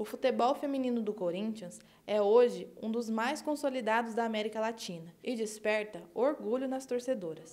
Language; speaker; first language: Portuguese; native; Portuguese